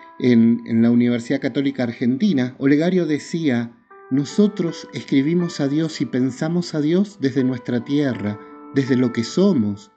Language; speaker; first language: Spanish; native; Spanish